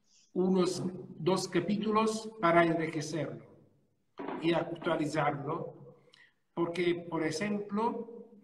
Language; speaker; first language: Spanish; non-native, fluent; Italian